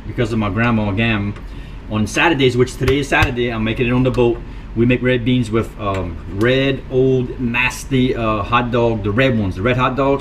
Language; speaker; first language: English; native; English